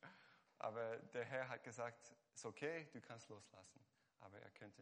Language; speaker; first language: German; non-native, fluent; Hungarian